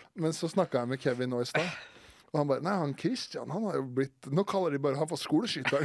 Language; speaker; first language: Norwegian; native; Norwegian